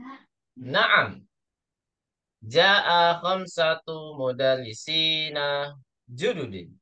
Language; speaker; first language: Arabic; non-native, fluent; Indonesian